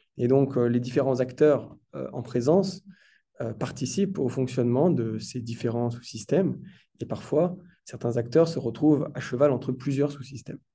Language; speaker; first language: French; native; French